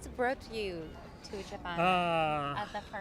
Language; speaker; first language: English; non-native, learner; Japanese